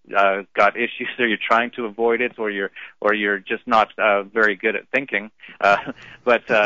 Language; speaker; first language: English; native; English